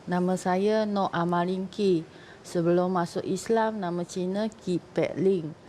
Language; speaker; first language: Malay; non-native, local second language; Chinese